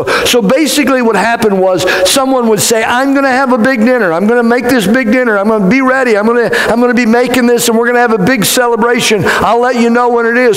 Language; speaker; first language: English; native; English